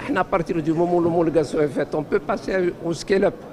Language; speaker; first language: French; non-native, local second language; Arabic